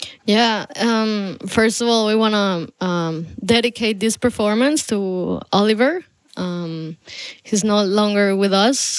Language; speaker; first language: English; non-native, fluent; Spanish